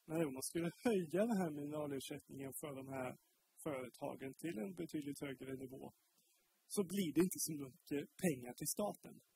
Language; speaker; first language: Swedish; native; Swedish